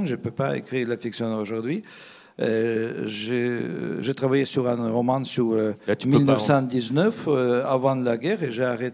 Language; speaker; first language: French; non-native, fluent; Russian